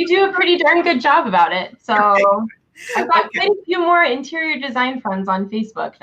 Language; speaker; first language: English; native; English